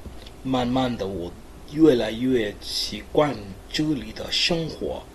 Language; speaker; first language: Chinese; non-native, learner; English